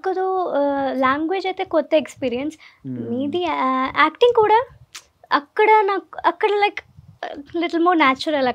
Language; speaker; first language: Telugu; non-native, learner; Malayalam